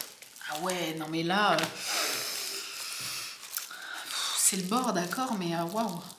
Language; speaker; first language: French; native; French